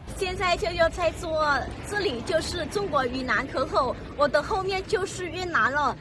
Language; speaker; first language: Chinese; non-native, learner; Vietnamese